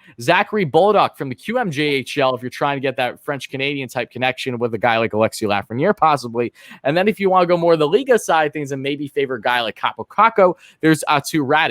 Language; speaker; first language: English; native; English